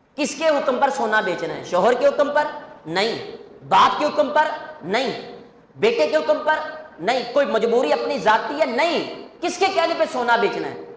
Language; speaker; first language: Urdu; non-native, local second language; Punjabi